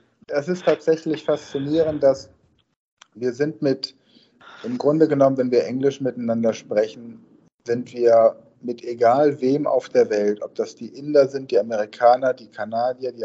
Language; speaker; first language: German; native; German